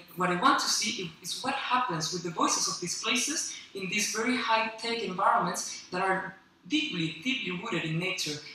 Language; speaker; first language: English; non-native, fluent; Spanish